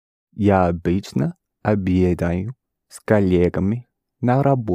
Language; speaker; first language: Russian; non-native, learner; English